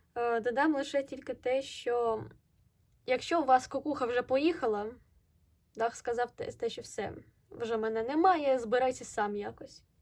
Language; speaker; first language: Ukrainian; non-native, local second language; Russian